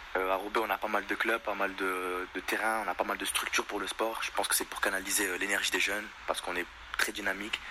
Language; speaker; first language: French; native; French